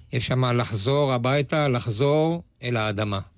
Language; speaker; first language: Hebrew; native; Hebrew